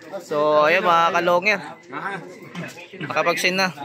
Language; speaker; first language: Filipino; native; Filipino